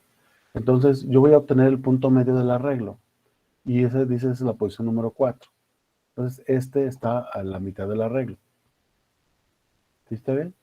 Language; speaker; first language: Spanish; native; Spanish